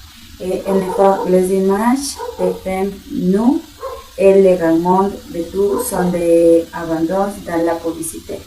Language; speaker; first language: French; non-native, learner; Spanish